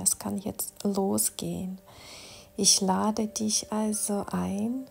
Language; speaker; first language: German; non-native, fluent; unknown